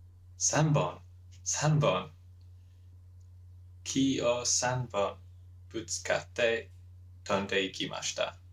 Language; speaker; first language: Japanese; non-native, learner; English